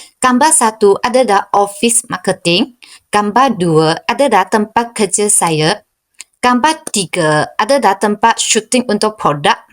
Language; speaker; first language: Malay; non-native, local second language; Chinese